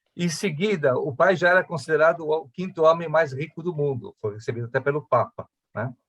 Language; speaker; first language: Portuguese; early bilingual, other home language; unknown